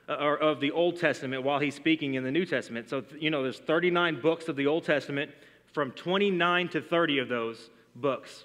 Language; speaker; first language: English; native; English